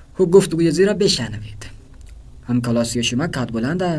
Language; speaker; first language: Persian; non-native, fluent; Urdu